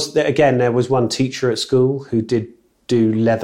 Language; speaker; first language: English; native; English